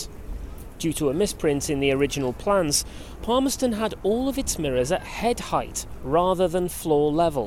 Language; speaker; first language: English; native; English